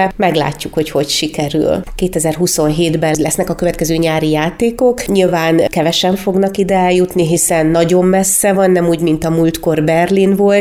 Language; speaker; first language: Hungarian; native; Hungarian